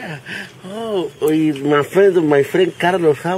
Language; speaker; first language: English; non-native, learner; Spanish